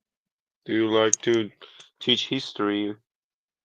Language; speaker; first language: English; non-native, learner; Persian